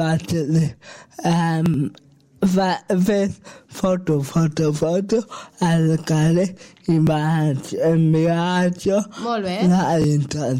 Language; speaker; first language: Catalan; non-native, local second language; Spanish